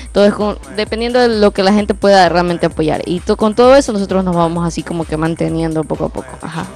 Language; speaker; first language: Spanish; native; Spanish